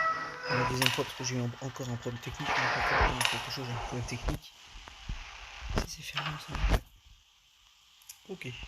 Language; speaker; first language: French; native; French